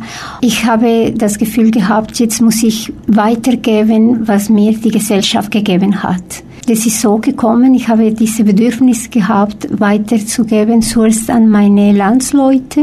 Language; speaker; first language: German; non-native, fluent; Spanish